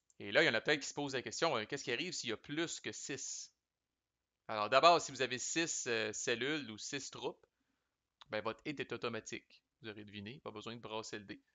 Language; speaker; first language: French; native; French